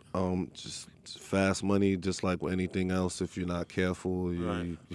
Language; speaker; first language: English; native; English